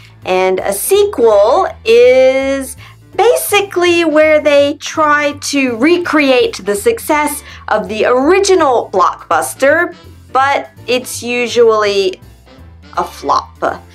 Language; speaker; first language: English; native; English